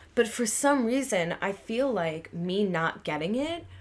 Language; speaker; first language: English; native; English